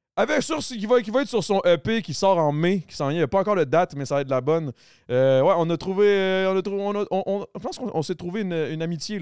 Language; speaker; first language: French; native; French